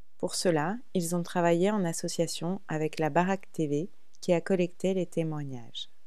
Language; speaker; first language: French; native; French